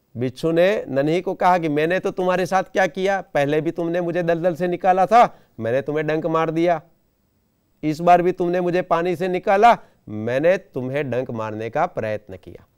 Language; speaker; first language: Hindi; non-native, local second language; Gujarati